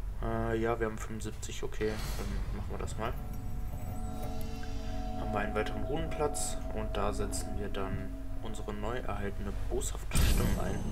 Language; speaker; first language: German; native; German